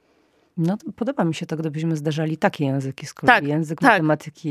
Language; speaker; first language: Polish; native; Polish